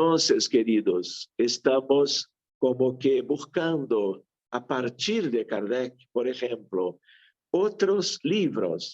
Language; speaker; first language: Spanish; non-native, fluent; Portuguese